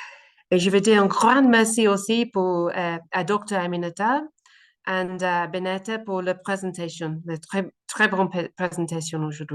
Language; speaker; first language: French; non-native, learner; English